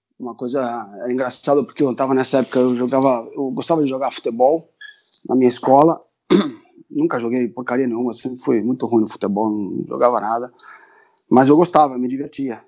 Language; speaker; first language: Portuguese; early bilingual, other home language; Spanish